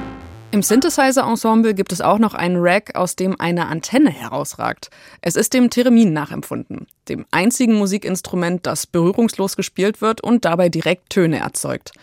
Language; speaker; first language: German; native; German